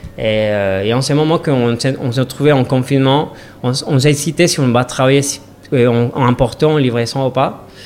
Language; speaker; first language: French; non-native, learner; Spanish